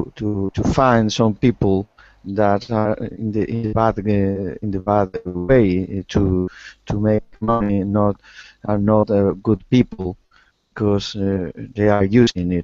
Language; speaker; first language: English; non-native, learner; Spanish